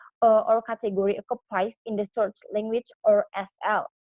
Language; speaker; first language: English; non-native, learner; Indonesian